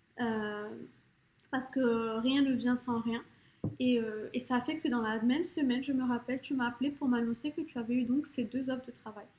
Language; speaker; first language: French; native; French